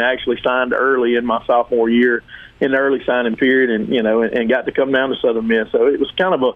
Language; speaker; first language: English; native; English